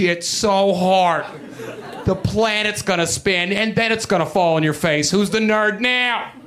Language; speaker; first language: English; native; English